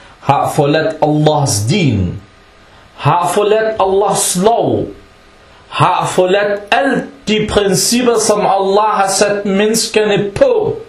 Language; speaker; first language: Danish; non-native, fluent; Arabic